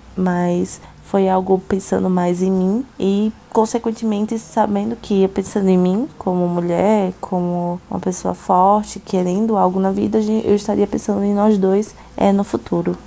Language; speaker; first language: Portuguese; native; Portuguese